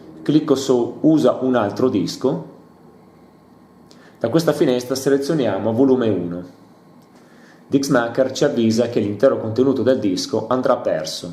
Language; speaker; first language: Italian; native; Italian